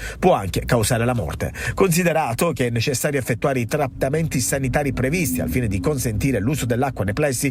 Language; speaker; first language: Italian; native; Italian